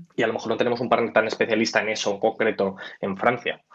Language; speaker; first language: Spanish; native; Spanish